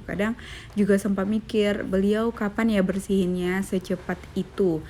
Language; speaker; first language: Indonesian; native; Indonesian